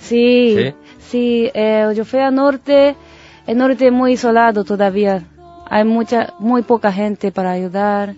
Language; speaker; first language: Spanish; non-native, learner; Japanese